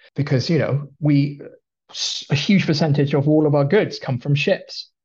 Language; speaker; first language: English; early bilingual, other home language; Filipino